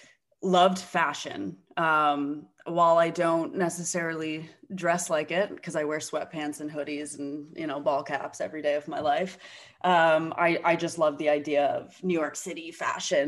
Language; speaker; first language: English; native; English